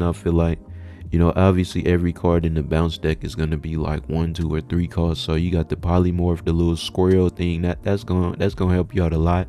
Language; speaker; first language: English; native; English